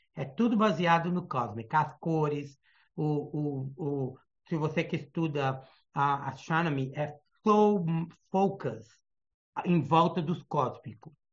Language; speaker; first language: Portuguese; early bilingual, heritage; Portuguese